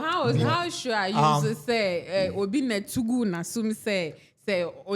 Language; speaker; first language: English; non-native, local second language; Akan